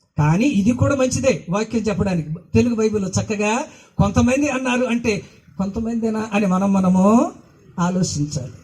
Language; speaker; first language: Telugu; non-native, local second language; Koya